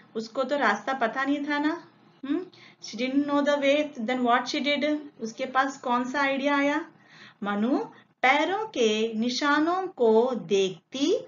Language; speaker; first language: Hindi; non-native, local second language; Telugu